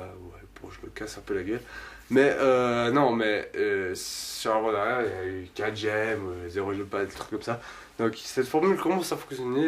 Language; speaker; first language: French; native; French